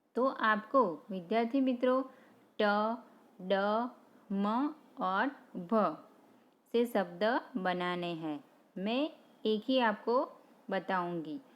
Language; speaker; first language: Hindi; non-native, local second language; Gujarati